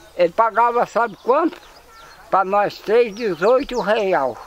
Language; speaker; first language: Portuguese; native; Portuguese